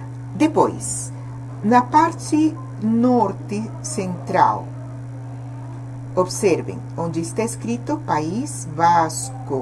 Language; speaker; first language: Portuguese; non-native, fluent; Spanish